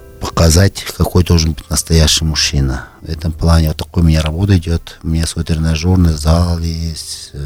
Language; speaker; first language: Russian; non-native, local second language; Tuvinian